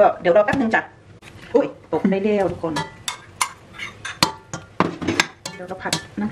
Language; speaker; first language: Thai; native; Thai